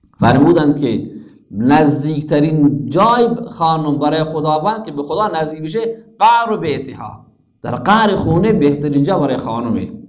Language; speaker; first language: Persian; non-native, local second language; Baluchi